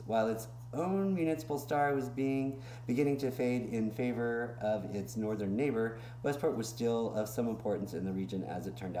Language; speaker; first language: English; native; English